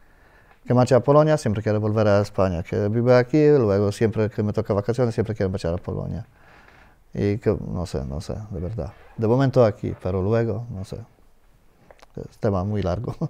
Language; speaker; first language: Spanish; non-native, learner; Polish